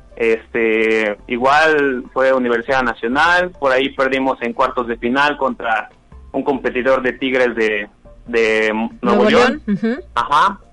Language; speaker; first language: Spanish; native; Spanish